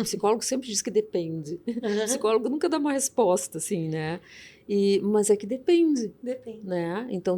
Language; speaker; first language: Portuguese; native; Portuguese